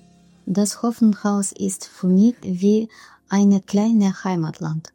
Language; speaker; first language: German; non-native, learner; Russian